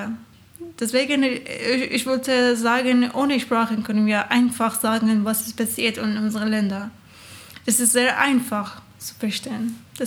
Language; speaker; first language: German; non-native, learner; Persian